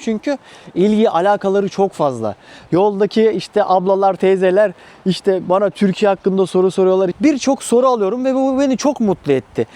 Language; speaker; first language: Turkish; native; Turkish